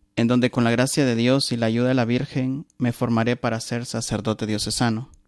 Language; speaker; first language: Spanish; native; Spanish